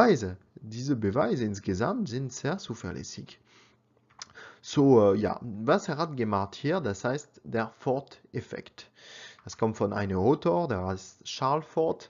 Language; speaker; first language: German; non-native, learner; French